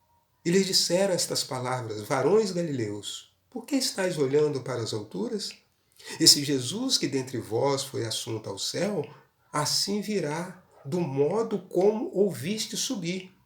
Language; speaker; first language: Portuguese; native; Portuguese